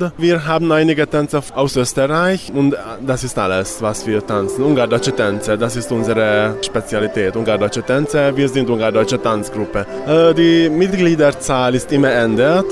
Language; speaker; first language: German; non-native, local second language; Hungarian